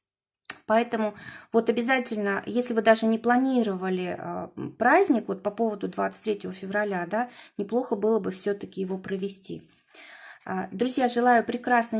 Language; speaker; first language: Russian; native; Russian